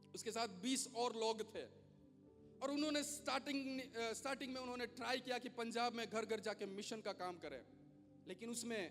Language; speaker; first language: Hindi; non-native, local second language; Gujarati